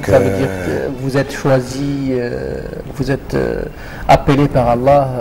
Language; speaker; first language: French; non-native, fluent; Arabic